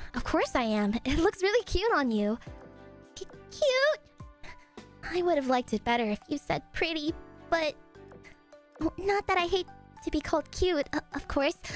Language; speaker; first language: English; native; English